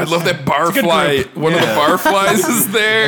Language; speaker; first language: English; native; English